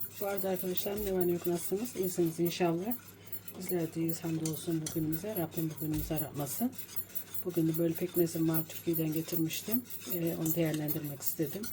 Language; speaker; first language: Turkish; native; Turkish